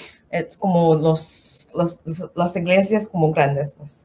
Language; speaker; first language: Spanish; non-native, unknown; English